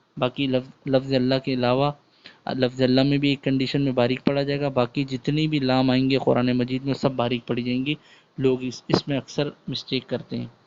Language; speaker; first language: Urdu; native; Urdu